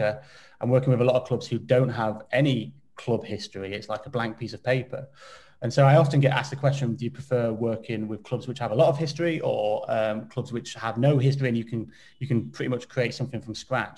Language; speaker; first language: English; native; English